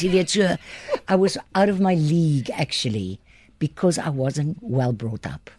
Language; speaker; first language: English; non-native, local second language; Afrikaans